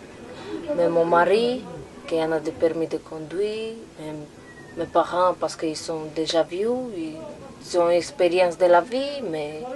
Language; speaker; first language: French; non-native, learner; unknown